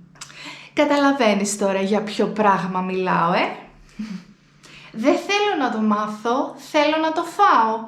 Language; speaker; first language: Greek; native; Greek